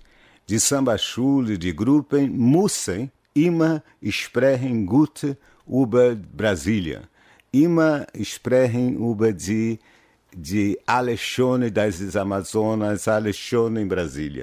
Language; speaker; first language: German; non-native, fluent; Portuguese